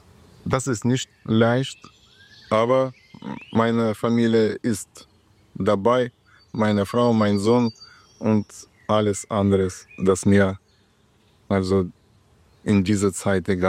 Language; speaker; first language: German; non-native, learner; Russian